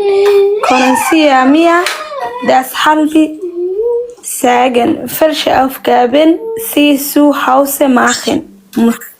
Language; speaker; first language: German; non-native, learner; Somali